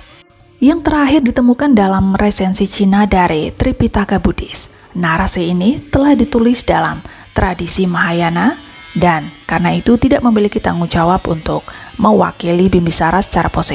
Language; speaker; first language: Indonesian; native; Indonesian